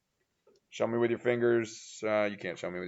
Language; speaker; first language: English; native; English